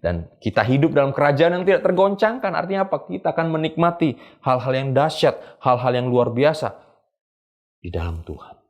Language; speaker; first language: Indonesian; native; Indonesian